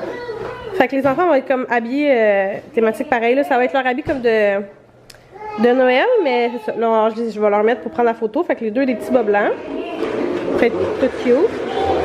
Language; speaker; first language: French; native; French